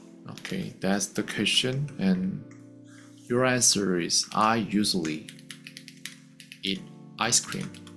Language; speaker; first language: English; non-native, fluent; Korean